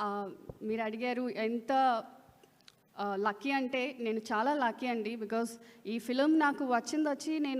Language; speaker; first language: Telugu; non-native, learner; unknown